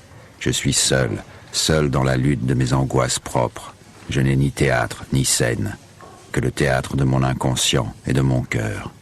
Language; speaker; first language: French; native; French